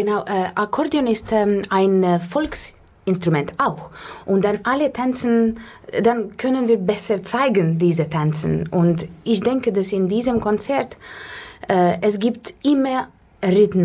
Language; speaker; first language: German; non-native, fluent; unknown